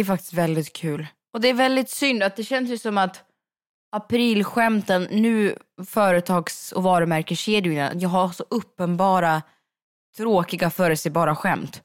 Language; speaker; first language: Swedish; native; Swedish